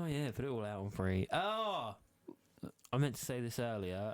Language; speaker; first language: English; native; English